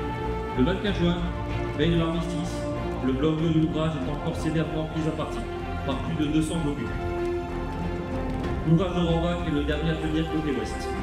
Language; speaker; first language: French; native; French